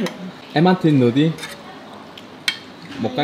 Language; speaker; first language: Vietnamese; non-native, fluent; Korean